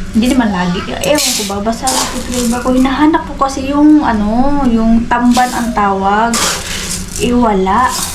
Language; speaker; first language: Filipino; non-native, local second language; Cebuano